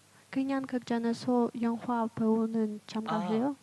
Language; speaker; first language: Korean; non-native, fluent; Russian